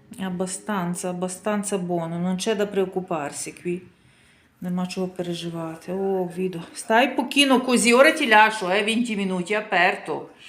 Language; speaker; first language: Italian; non-native, fluent; Ukrainian